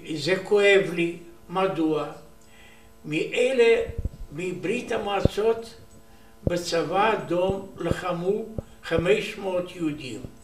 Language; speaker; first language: Hebrew; non-native, learner; Romanian